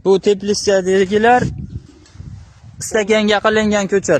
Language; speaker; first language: Uzbek; native; Uzbek